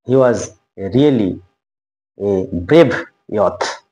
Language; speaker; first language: English; non-native, local second language; Bangla